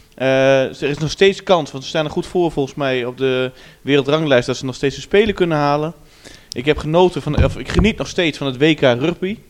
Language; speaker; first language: Dutch; native; Dutch